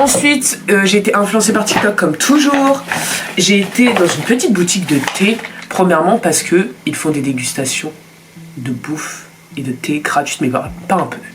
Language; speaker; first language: French; native; French